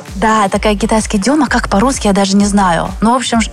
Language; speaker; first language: Russian; early bilingual, other home language; Chinese